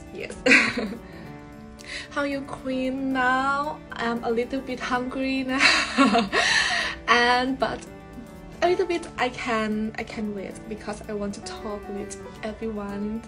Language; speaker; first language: English; non-native, learner; Thai